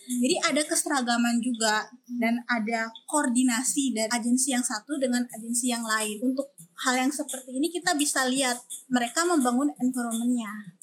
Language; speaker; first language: Indonesian; native; Indonesian